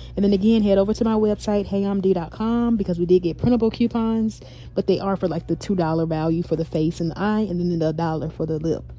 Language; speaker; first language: English; native; English